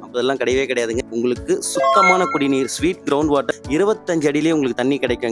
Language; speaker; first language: Tamil; native; Tamil